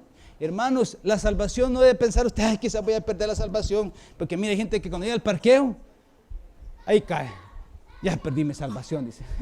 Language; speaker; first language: Spanish; native; Spanish